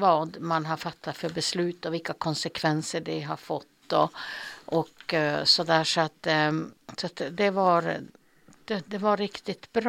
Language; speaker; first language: Swedish; native; Swedish